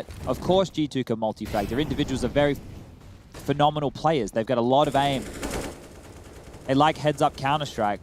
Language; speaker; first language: English; native; English